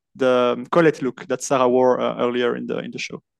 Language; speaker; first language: English; non-native, fluent; French